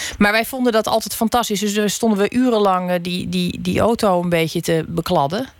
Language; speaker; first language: Dutch; native; Dutch